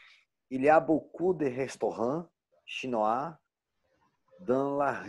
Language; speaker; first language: French; non-native, learner; Portuguese